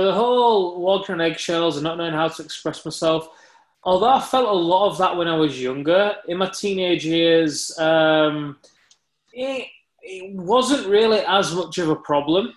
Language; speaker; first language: English; native; English